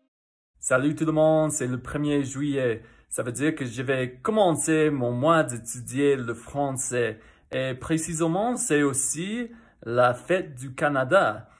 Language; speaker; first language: French; non-native, fluent; English